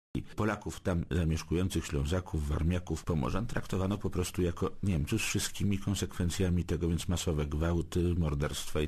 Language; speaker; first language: Polish; native; Polish